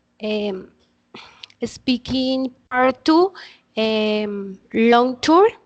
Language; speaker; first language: English; non-native, learner; Spanish